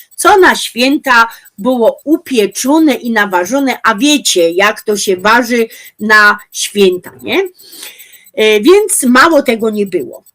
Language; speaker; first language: Polish; native; Polish